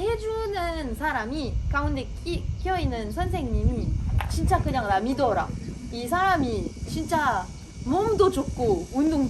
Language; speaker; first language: Korean; non-native, fluent; French